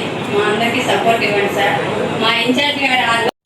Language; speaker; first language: Telugu; native; Telugu